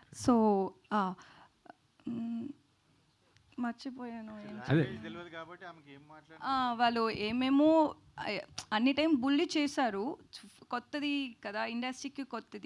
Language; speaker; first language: Telugu; non-native, learner; Tamil